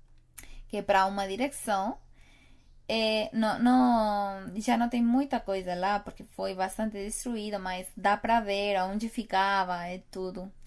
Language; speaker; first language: Portuguese; non-native, fluent; Spanish